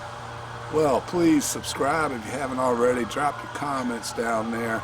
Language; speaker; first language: English; native; English